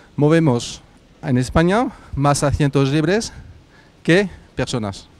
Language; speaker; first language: Spanish; non-native, fluent; French